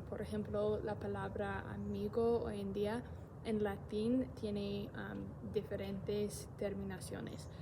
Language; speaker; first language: Spanish; non-native, learner; English